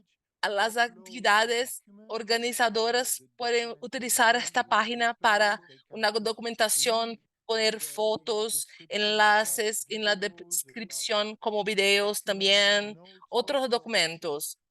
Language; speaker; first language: Spanish; non-native, fluent; Portuguese